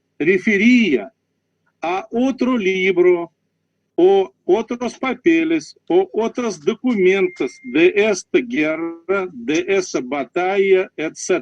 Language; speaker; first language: Spanish; non-native, learner; Russian